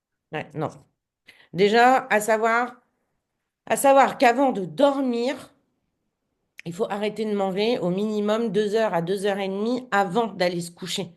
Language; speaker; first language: French; native; French